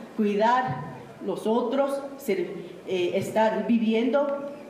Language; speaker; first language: Spanish; non-native, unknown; Japanese